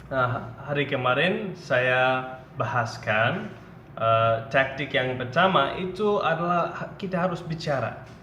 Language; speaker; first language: Indonesian; non-native, fluent; English